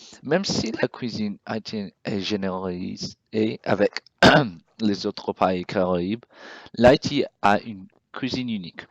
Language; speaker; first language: French; non-native, learner; English